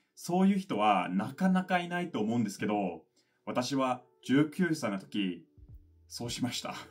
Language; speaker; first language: Japanese; non-native, fluent; English